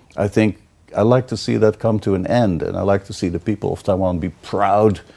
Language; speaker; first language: English; non-native, fluent; Dutch